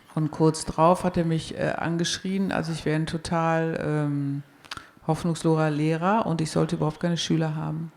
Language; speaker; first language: German; native; German